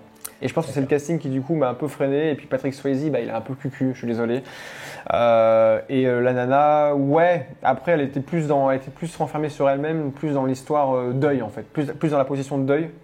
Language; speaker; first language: French; native; French